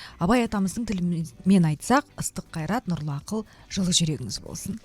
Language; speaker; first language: Kazakh; native; Kazakh